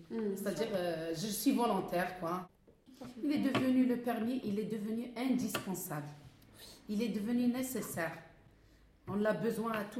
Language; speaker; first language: French; non-native, fluent; Arabic